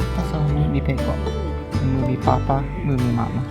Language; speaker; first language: Finnish; non-native, learner; English